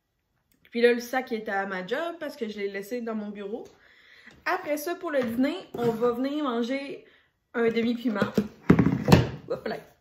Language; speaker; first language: French; native; French